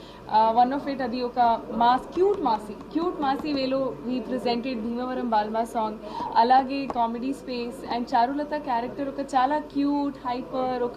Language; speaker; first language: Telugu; non-native, local second language; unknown